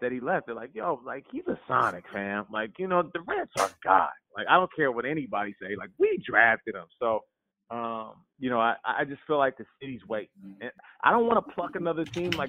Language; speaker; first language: English; native; English